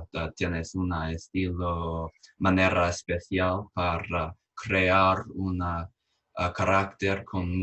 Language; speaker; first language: Spanish; non-native, fluent; English